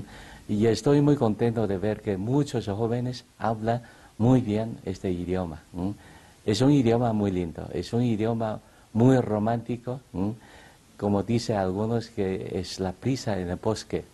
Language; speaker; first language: Spanish; non-native, fluent; Chinese